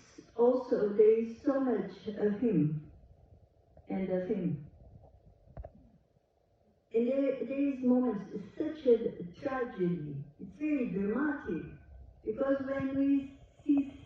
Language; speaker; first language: English; non-native, learner; Portuguese